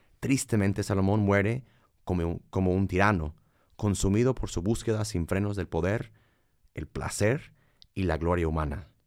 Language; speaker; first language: Spanish; non-native, fluent; English